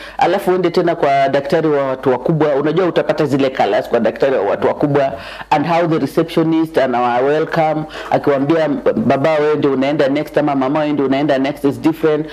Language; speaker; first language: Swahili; native; Swahili